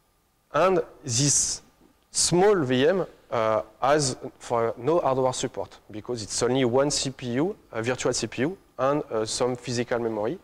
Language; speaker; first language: English; non-native, fluent; French